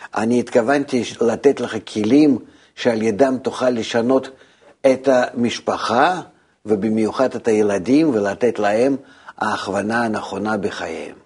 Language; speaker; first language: Hebrew; non-native, fluent; Russian